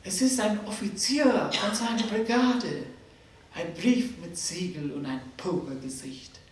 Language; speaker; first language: German; non-native, fluent; Nepali